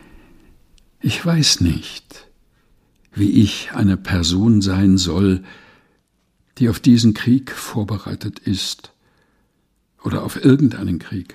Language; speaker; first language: German; non-native, fluent; Portuguese